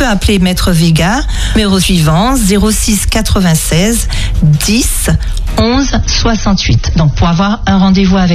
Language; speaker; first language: French; native; French